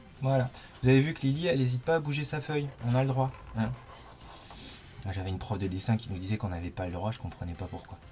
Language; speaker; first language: French; native; French